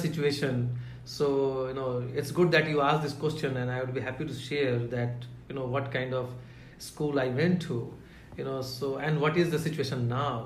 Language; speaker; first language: English; non-native, local second language; Hindi